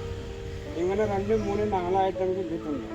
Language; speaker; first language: Malayalam; non-native, learner; Nepali